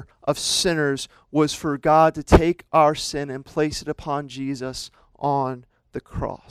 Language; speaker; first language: English; native; English